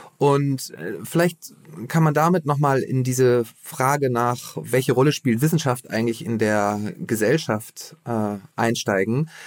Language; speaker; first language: German; native; German